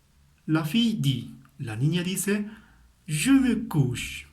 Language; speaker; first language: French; non-native, fluent; Spanish